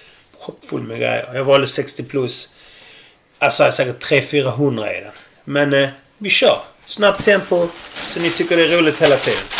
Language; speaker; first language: Swedish; native; Swedish